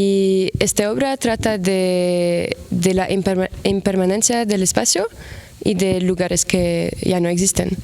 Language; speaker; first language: Spanish; non-native, fluent; Arabic